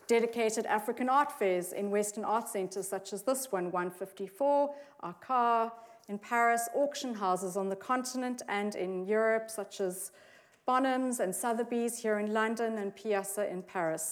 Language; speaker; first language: English; native; English